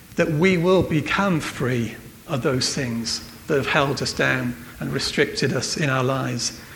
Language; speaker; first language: English; native; English